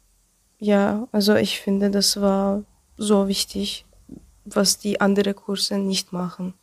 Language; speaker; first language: German; non-native, learner; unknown